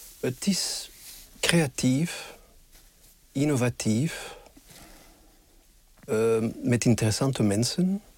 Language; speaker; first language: Dutch; non-native, local second language; French